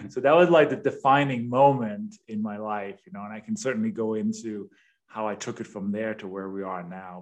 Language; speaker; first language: English; non-native, fluent; Danish